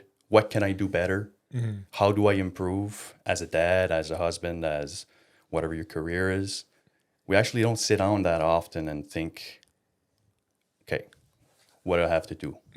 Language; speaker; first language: English; non-native, local second language; French